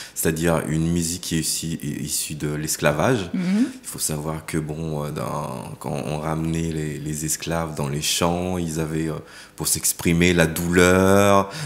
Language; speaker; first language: French; native; French